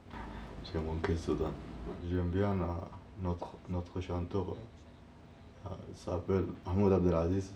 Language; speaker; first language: French; non-native, learner; Arabic